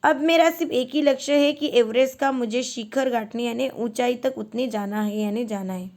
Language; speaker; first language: Hindi; non-native, local second language; Marathi